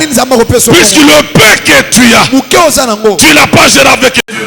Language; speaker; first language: French; non-native, local second language; Lingala